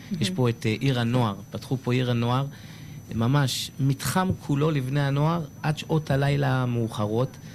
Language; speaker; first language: Hebrew; native; Hebrew